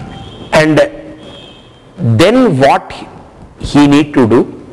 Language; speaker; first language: English; non-native, local second language; Hindi